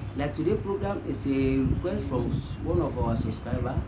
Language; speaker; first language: English; non-native, local second language; Yoruba